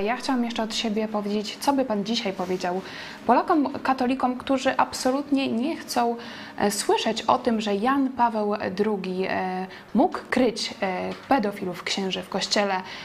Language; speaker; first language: Polish; native; Polish